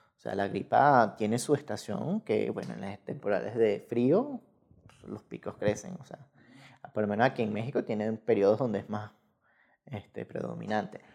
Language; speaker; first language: Spanish; native; Spanish